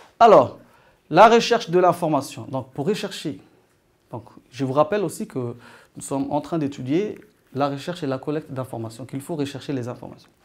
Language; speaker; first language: French; non-native, local second language; Arabic